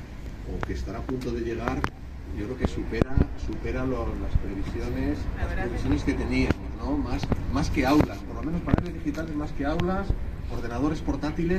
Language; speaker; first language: Spanish; native; Spanish